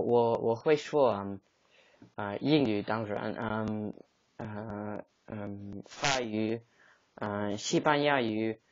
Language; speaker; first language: Chinese; non-native, learner; English